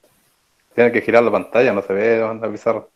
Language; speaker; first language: Spanish; native; Spanish